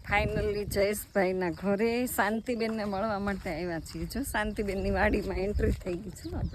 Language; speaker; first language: Gujarati; native; Gujarati